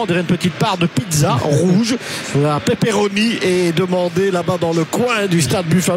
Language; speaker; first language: French; native; French